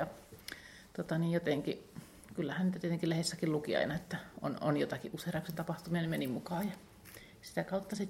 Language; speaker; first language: Finnish; native; Finnish